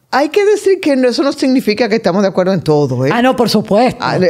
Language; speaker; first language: Spanish; native; Spanish